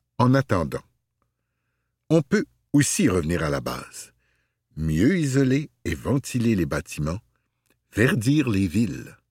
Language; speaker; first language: French; native; French